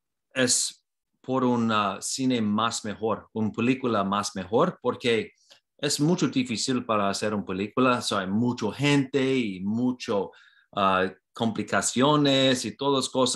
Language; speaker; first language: Spanish; non-native, learner; English